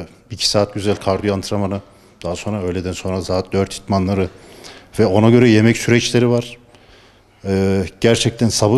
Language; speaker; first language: Turkish; native; Turkish